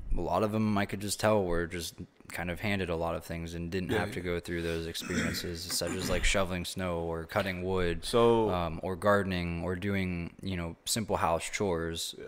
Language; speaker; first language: English; native; English